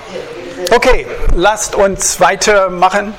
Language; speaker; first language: German; non-native, fluent; English